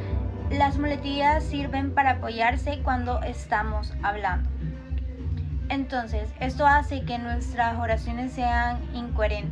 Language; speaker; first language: Spanish; native; Spanish